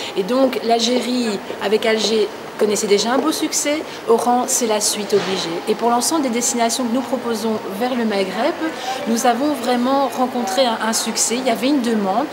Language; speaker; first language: French; native; French